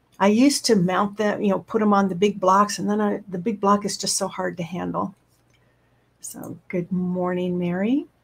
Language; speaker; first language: English; native; English